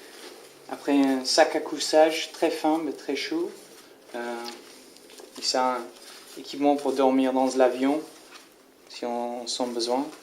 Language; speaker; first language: French; non-native, learner; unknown